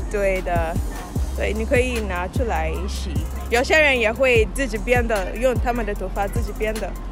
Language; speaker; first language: Chinese; non-native, learner; Yoruba